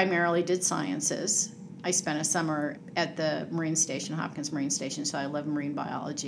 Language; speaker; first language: English; native; English